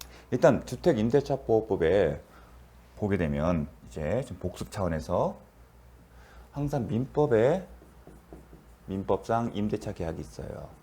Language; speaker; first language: Korean; native; Korean